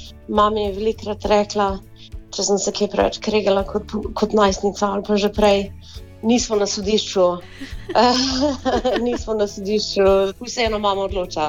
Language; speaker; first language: Slovenian; early bilingual, heritage; Slovenian